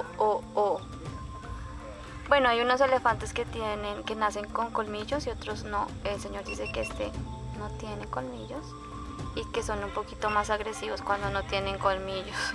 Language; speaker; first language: Spanish; native; Spanish